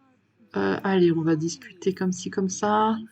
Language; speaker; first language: French; native; French